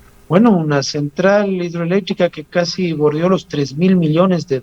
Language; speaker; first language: Spanish; native; Spanish